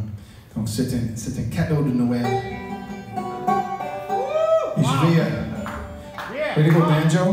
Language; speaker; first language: French; non-native, local second language; English